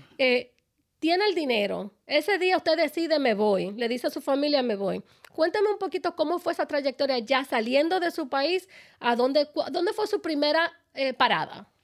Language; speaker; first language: Spanish; native; Spanish